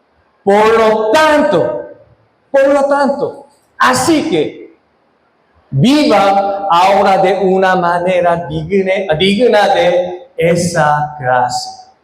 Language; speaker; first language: Spanish; non-native, fluent; Korean